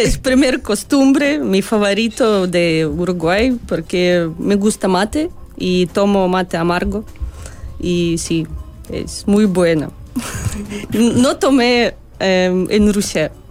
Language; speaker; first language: Spanish; non-native, learner; Russian